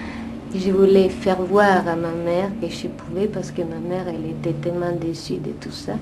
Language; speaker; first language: French; non-native, fluent; Italian